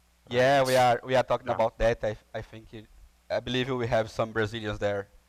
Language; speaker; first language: English; non-native, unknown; Portuguese